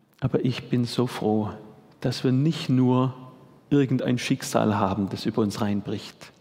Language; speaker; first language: German; native; German